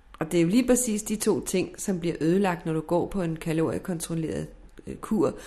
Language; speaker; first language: Danish; native; Danish